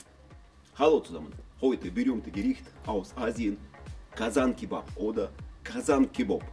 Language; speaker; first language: German; non-native, learner; Russian